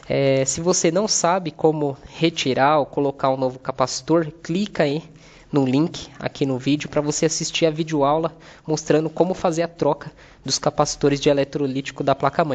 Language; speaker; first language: Portuguese; native; Portuguese